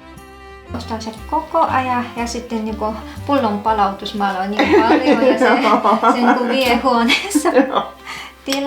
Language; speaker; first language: Finnish; non-native, fluent; Japanese